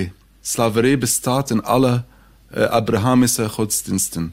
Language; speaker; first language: Dutch; non-native, fluent; Arabic